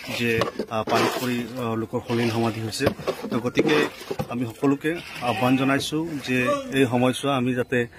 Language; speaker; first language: Assamese; non-native, local second language; Bangla